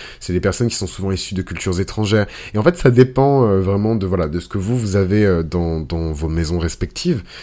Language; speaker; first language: French; early bilingual, other home language; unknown